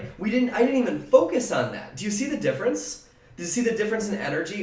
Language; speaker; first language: English; native; English